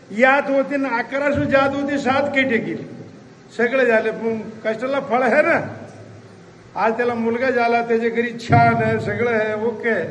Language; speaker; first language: Marathi; non-native, fluent; Hindi